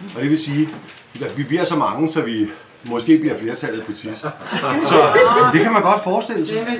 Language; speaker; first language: Danish; native; Danish